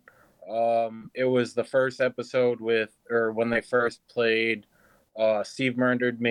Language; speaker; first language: English; native; English